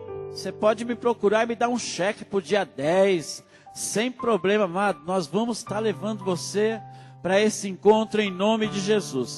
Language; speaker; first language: Portuguese; native; Portuguese